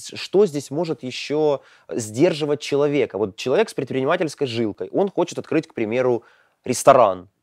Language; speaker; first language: Russian; native; Russian